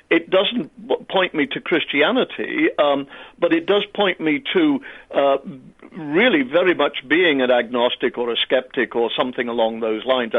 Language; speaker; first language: English; native; English